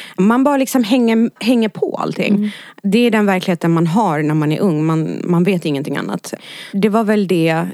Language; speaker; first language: Swedish; early bilingual, other home language; Arabic